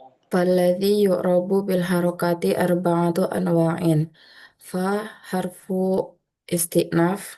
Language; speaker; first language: Arabic; non-native, learner; Indonesian